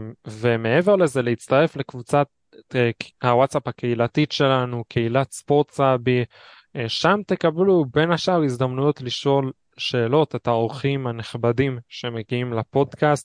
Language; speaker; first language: Hebrew; native; Hebrew